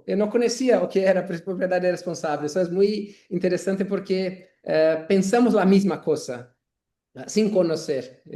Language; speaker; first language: Spanish; non-native, learner; Portuguese